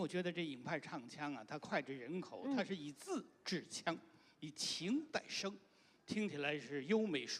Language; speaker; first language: Chinese; native; Chinese